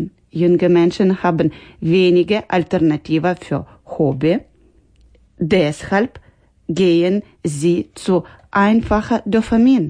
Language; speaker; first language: German; non-native, learner; Ukrainian